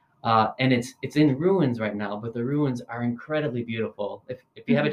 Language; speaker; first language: English; native; English